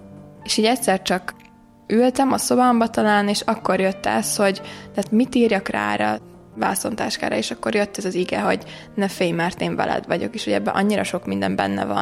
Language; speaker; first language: Hungarian; native; Hungarian